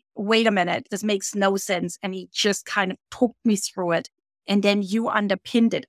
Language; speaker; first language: English; non-native, fluent; German